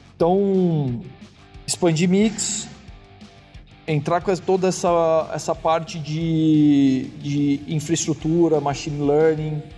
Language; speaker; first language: Portuguese; native; Portuguese